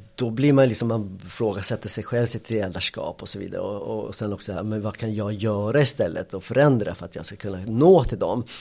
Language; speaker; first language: Swedish; early bilingual, other home language; Spanish